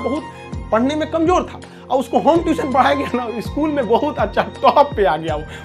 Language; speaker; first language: Hindi; native; Hindi